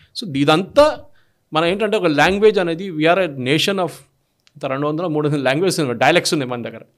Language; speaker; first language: Telugu; non-native, local second language; Malayalam